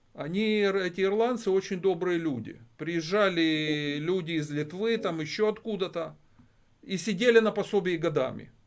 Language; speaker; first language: Russian; native; Russian